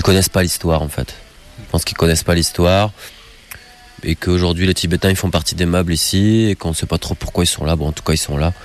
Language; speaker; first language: French; native; French